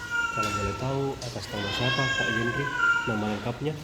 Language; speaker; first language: Indonesian; native; Indonesian